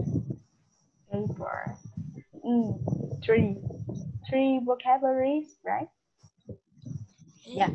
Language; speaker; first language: English; non-native, learner; Vietnamese